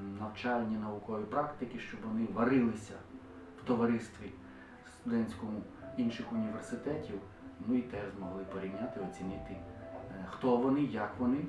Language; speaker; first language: Ukrainian; native; Ukrainian